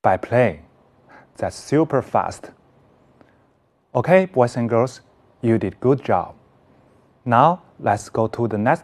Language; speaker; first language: English; non-native, fluent; Chinese